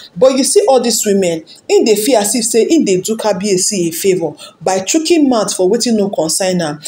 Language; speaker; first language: Nigerian Pidgin; non-native, local second language; Yoruba